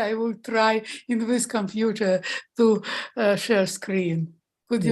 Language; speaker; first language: English; non-native, fluent; Russian